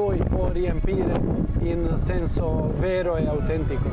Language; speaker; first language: Italian; non-native, fluent; Croatian